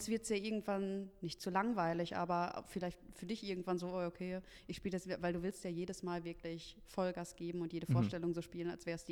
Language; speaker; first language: German; native; German